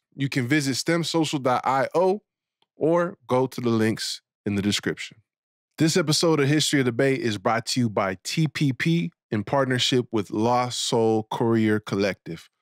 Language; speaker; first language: English; native; English